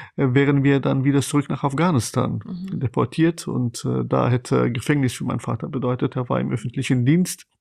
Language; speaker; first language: German; non-native, fluent; Persian